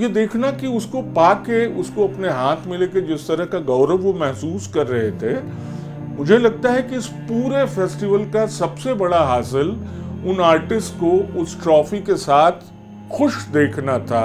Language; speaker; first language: Hindi; native; Hindi